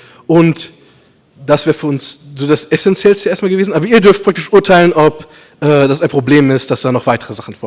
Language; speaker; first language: German; native; German